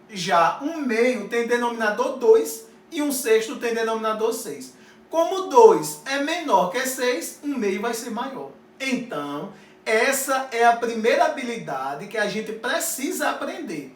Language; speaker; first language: Portuguese; native; Portuguese